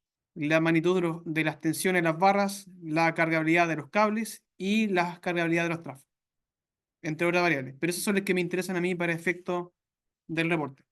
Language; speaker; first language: Spanish; native; Spanish